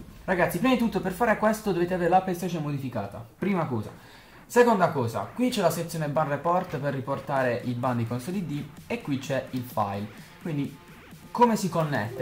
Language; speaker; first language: Italian; native; Italian